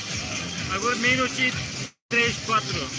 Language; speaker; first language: Portuguese; non-native, learner; Turkish